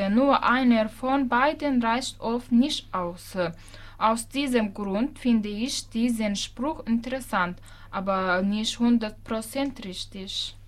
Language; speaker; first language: German; non-native, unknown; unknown